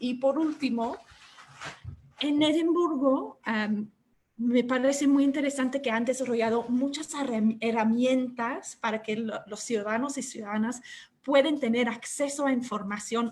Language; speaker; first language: Spanish; non-native, fluent; English